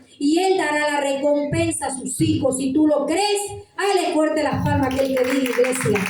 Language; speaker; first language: Spanish; native; Spanish